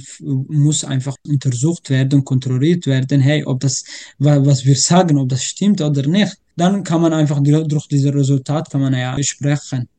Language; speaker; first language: German; non-native, learner; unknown